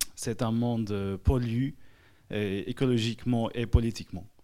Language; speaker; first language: French; non-native, fluent; Arabic